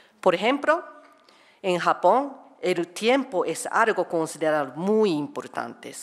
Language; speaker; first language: Spanish; non-native, fluent; Japanese